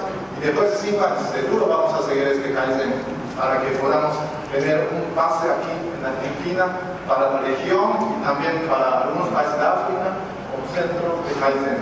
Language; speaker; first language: Spanish; non-native, fluent; Japanese